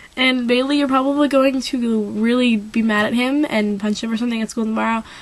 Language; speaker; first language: English; native; English